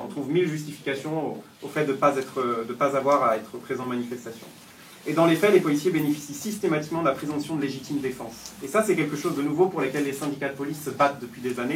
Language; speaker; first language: French; native; French